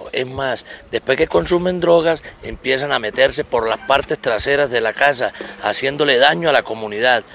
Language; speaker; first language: Spanish; native; Spanish